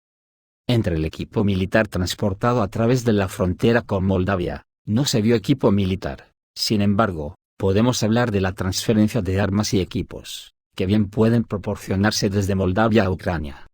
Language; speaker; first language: Spanish; native; Spanish